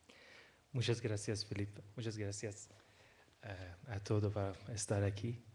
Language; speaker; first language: Spanish; non-native, fluent; Persian